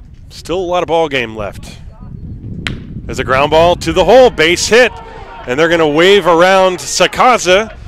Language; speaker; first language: English; native; English